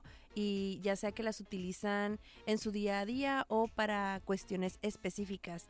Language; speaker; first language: Spanish; native; Spanish